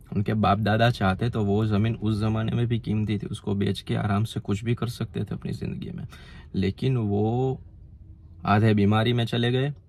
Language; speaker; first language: Hindi; non-native, local second language; Gujarati